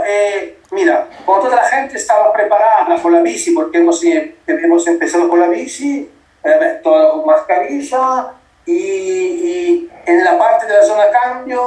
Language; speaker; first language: Spanish; non-native, learner; Italian